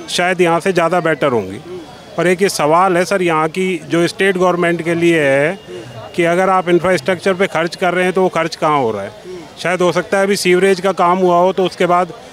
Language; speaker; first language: Hindi; native; Hindi